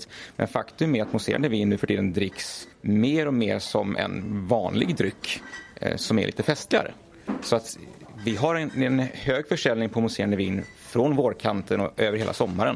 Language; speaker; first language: Swedish; native; Swedish